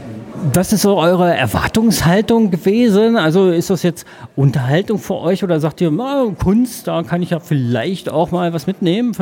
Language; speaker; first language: German; native; German